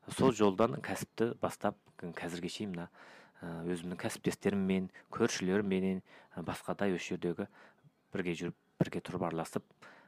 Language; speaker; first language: Kazakh; early bilingual, heritage; Kazakh